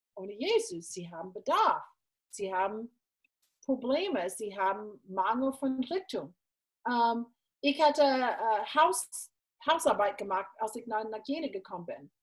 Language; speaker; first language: German; non-native, fluent; English